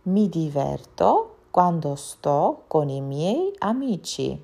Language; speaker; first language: Italian; non-native, fluent; Georgian